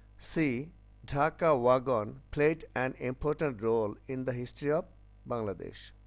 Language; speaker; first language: English; non-native, local second language; Bangla